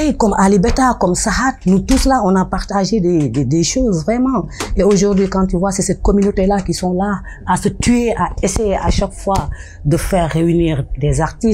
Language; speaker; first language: French; non-native, local second language; Wolof